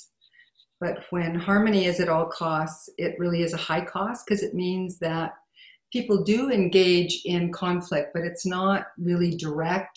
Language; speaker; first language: English; native; English